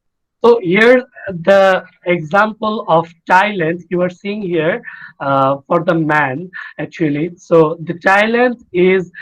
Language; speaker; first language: English; non-native, fluent; Bangla